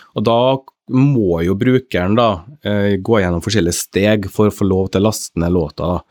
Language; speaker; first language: Norwegian; native; Norwegian